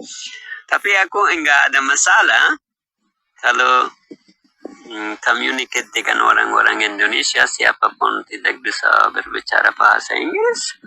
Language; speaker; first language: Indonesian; non-native, learner; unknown